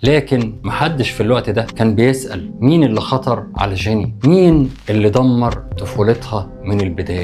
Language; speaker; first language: Arabic; native; Arabic